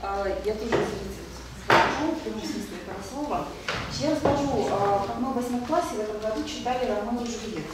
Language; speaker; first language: Russian; native; Russian